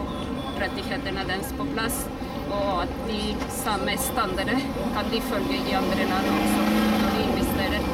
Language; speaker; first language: Norwegian; non-native, fluent; Spanish